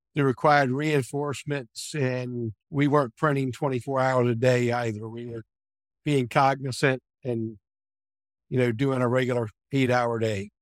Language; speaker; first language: English; native; English